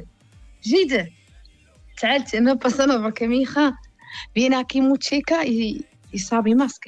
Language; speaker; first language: Spanish; non-native, learner; Arabic